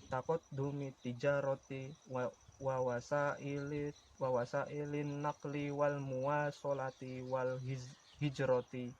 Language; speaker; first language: Arabic; non-native, learner; Indonesian